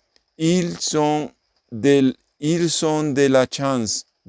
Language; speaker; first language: French; non-native, learner; English